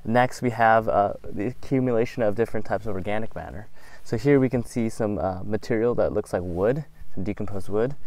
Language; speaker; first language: English; native; English